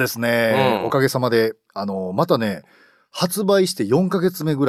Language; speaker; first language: Japanese; native; Japanese